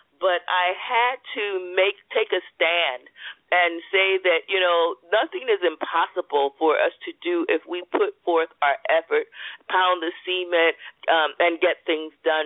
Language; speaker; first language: English; native; English